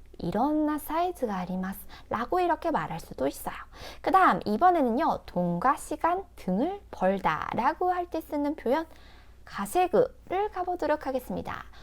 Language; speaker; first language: Korean; native; Korean